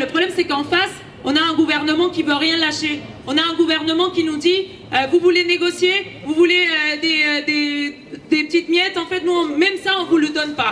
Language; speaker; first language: French; native; French